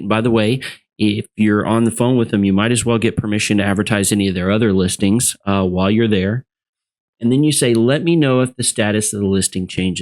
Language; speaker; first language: English; native; English